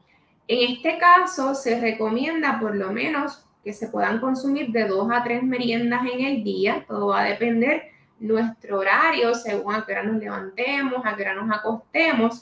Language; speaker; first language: Spanish; native; Spanish